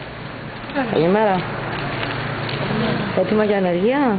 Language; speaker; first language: Greek; native; Greek